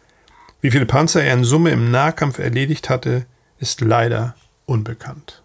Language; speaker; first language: German; native; German